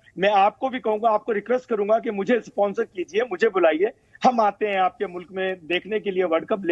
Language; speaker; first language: Urdu; native; Urdu